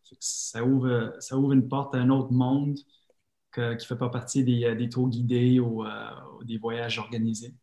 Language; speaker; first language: French; non-native, fluent; English